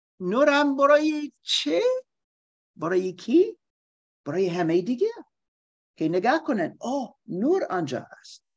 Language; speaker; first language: Persian; non-native, learner; German